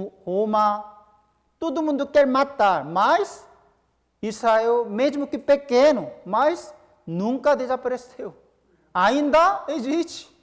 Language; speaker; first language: Portuguese; non-native, fluent; Korean